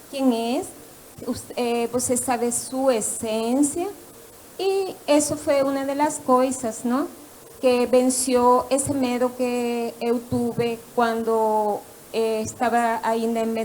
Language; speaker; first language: Portuguese; non-native, learner; Spanish